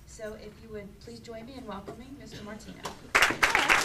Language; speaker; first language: English; native; English